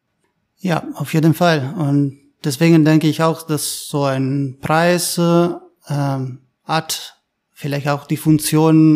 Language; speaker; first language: German; non-native, fluent; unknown